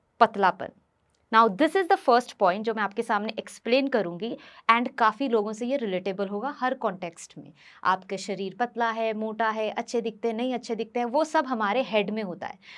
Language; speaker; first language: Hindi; non-native, local second language; Bhojpuri